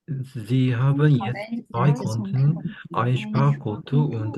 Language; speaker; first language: German; non-native, learner; Korean